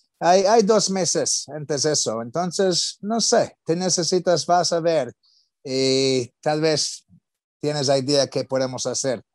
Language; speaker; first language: Spanish; non-native, learner; English